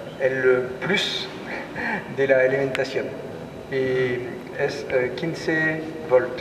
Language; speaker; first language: Spanish; non-native, learner; French